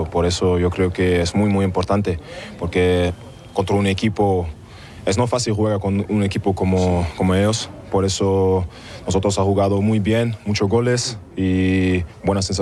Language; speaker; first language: Spanish; non-native, learner; German